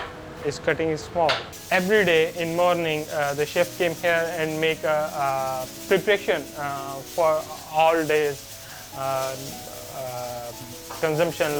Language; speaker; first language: English; non-native, learner; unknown